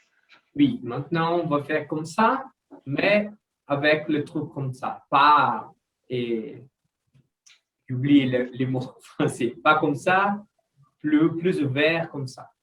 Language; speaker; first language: French; non-native, learner; Portuguese